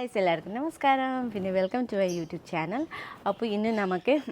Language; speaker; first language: Malayalam; non-native, learner; Nepali